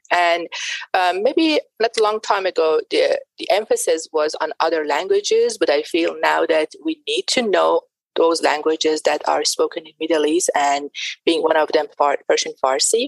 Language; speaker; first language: English; non-native, fluent; Persian